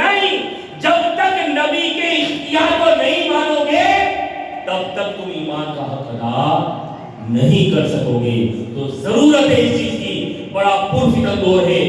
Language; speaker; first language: Urdu; non-native, local second language; Gujarati